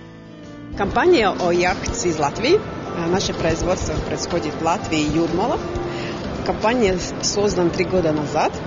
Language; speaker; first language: Russian; non-native, fluent; Latvian